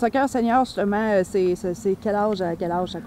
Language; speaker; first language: French; native; French